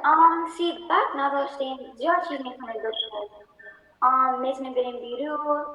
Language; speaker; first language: Persian; early bilingual, heritage; Persian